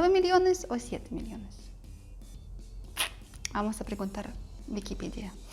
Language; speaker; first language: Spanish; non-native, learner; Russian